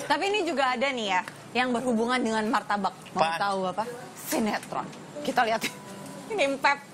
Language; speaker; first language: Indonesian; native; Indonesian